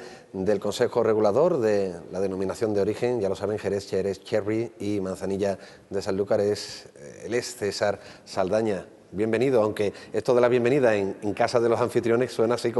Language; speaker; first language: Spanish; native; Spanish